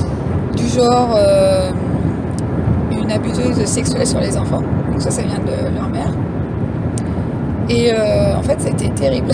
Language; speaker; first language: French; native; French